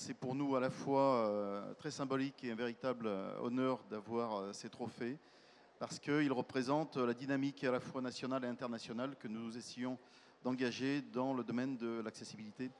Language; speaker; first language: French; native; French